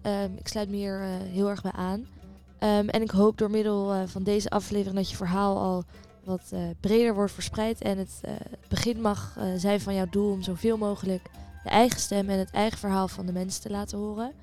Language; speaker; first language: Dutch; native; Dutch